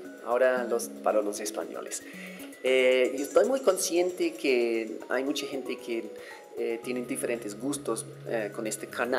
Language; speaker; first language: Spanish; non-native, fluent; English